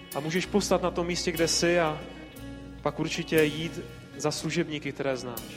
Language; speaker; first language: Czech; native; Czech